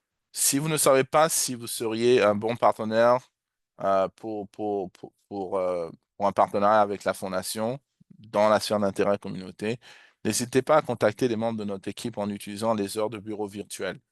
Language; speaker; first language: French; native; French